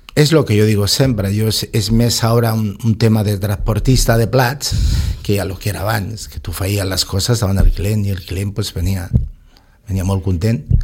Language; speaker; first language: Catalan; non-native, local second language; Spanish